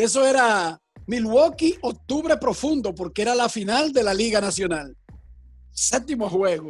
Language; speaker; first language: Spanish; native; Spanish